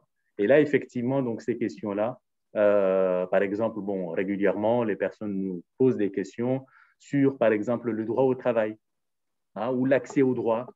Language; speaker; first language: French; native; French